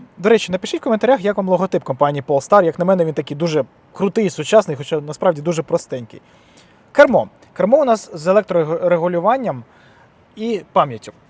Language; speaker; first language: Ukrainian; non-native, local second language; Russian